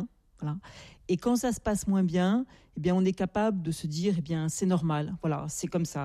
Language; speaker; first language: French; native; French